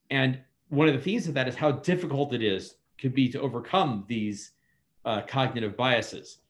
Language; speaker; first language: English; native; English